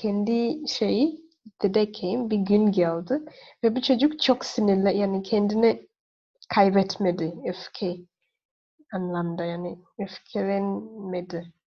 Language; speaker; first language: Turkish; non-native, fluent; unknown